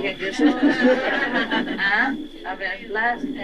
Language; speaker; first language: French; non-native, learner; Vietnamese